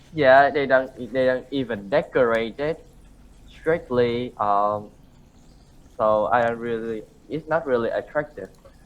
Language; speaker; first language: English; non-native, learner; Vietnamese